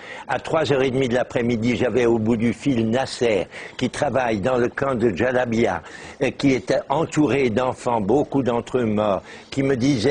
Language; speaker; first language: French; native; French